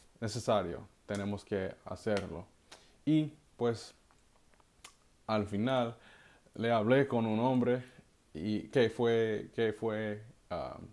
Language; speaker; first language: Spanish; non-native, learner; English